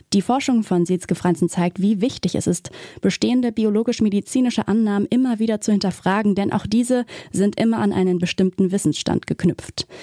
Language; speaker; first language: German; native; German